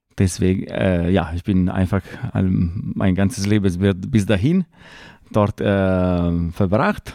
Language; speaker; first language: German; non-native, fluent; Italian